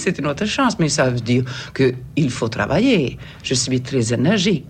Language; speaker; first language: French; non-native, fluent; Swedish